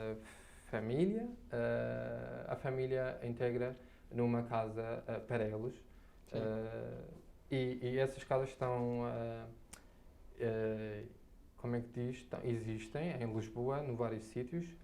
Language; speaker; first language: Portuguese; non-native, fluent; Arabic